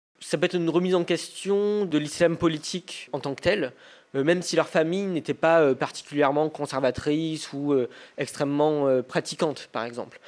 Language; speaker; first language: French; native; French